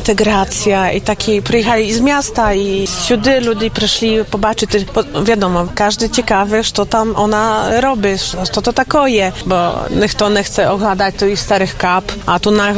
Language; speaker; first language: Polish; non-native, local second language; Ukrainian